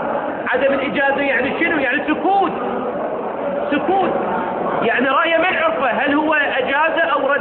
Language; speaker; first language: Arabic; native; Arabic